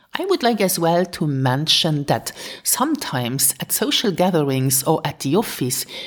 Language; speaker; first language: English; non-native, fluent; Luxembourgish